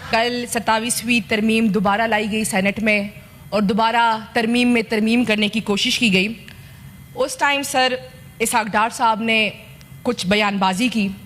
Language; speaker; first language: Urdu; non-native, local second language; Pashto